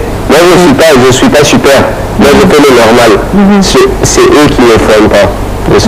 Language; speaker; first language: French; non-native, fluent; Arabic